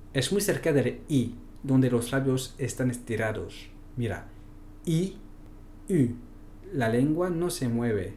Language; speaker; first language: Spanish; non-native, fluent; French